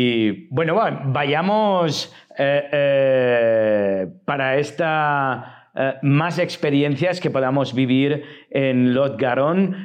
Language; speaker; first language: Spanish; native; Spanish